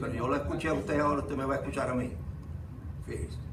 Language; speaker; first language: Spanish; native; Spanish